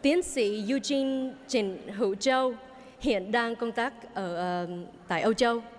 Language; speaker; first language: Vietnamese; early bilingual, heritage; Vietnamese